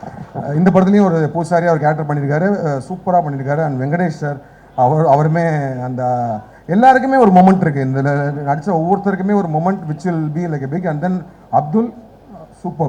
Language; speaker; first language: Tamil; native; Tamil